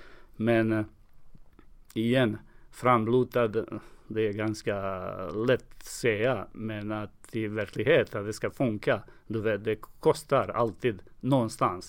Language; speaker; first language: Swedish; non-native, fluent; Serbian